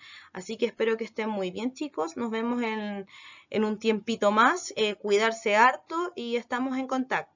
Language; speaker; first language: Spanish; native; Spanish